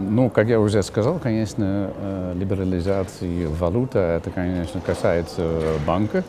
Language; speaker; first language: Russian; non-native, learner; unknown